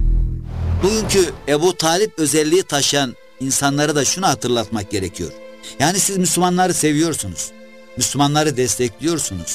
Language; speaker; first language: Turkish; native; Turkish